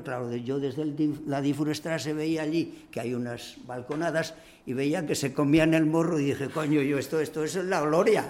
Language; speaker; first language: Spanish; native; Spanish